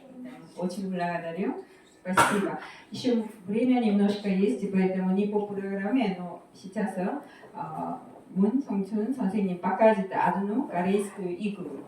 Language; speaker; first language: Russian; non-native, fluent; Korean